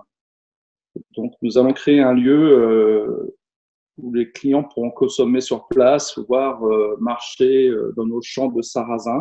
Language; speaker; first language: French; native; French